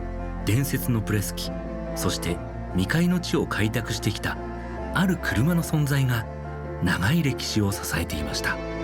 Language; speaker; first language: Japanese; native; Japanese